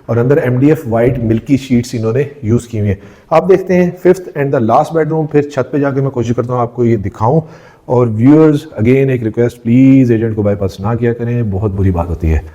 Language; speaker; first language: Urdu; native; Urdu